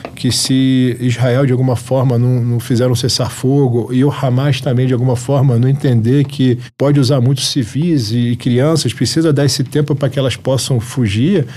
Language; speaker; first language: Portuguese; early bilingual, other home language; Arabic